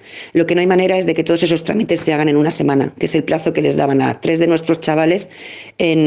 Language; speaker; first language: Spanish; native; Spanish